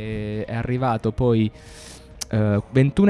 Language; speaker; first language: Italian; native; Italian